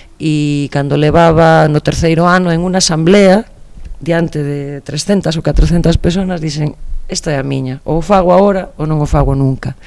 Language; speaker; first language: Galician; non-native, local second language; Spanish